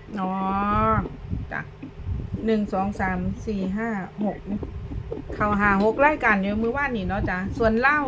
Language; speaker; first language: Thai; non-native, local second language; Lao